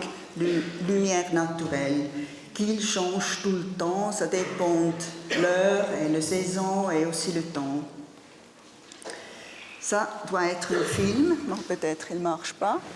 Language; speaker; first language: French; non-native, learner; German